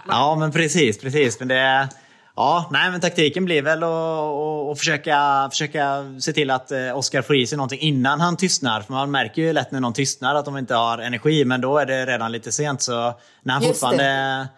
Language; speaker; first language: Swedish; native; Swedish